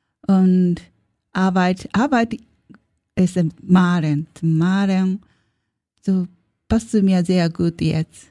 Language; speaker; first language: German; non-native, learner; Japanese